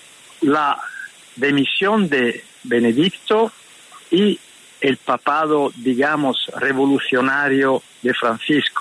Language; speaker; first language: Spanish; non-native, fluent; Italian